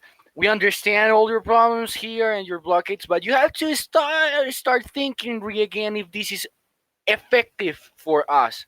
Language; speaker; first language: English; non-native, fluent; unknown